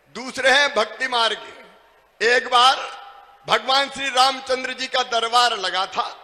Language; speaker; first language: Hindi; native; Hindi